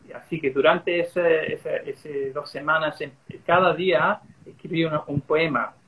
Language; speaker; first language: Spanish; early bilingual, heritage; Spanish